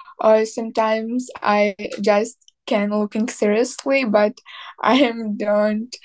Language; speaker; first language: English; non-native, learner; Ukrainian